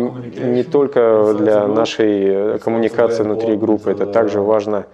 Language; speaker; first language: Russian; non-native, fluent; German